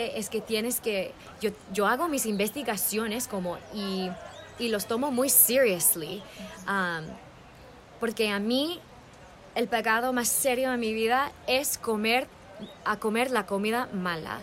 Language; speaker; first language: Spanish; early bilingual, heritage; English